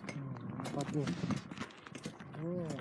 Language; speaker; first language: Indonesian; non-native, local second language; Javanese